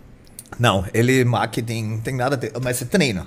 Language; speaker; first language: Portuguese; non-native, fluent; German